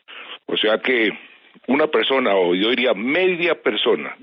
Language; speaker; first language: Spanish; native; Spanish